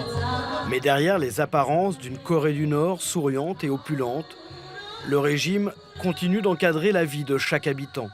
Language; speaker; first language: French; native; French